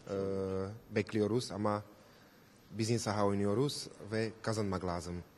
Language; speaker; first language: Turkish; non-native, learner; Slovak